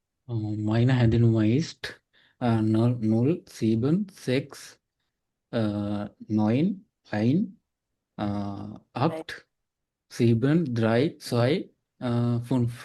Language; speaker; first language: German; non-native, learner; Sinhala